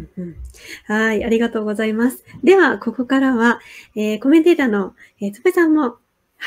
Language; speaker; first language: Japanese; native; Japanese